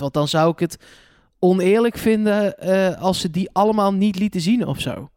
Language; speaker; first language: Dutch; native; Dutch